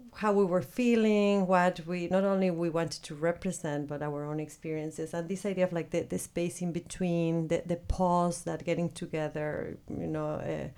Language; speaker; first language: English; non-native, fluent; Spanish